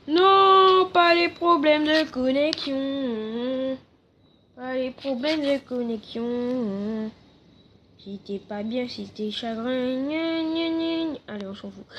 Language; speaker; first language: French; native; French